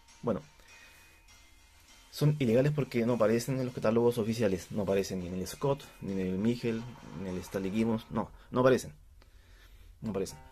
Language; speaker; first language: Spanish; native; Spanish